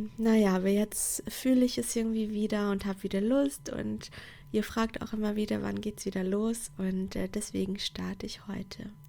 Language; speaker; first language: German; non-native, fluent; Portuguese